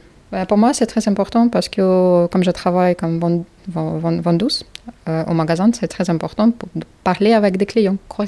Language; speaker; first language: French; non-native, learner; Ukrainian